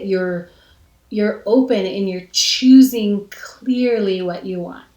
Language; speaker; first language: English; native; English